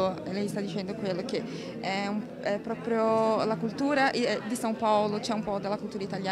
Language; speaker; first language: Italian; non-native, fluent; Portuguese